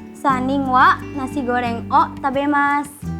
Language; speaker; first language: Japanese; non-native, learner; Indonesian